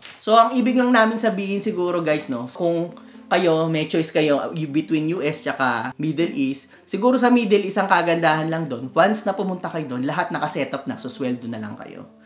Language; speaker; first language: Filipino; native; Filipino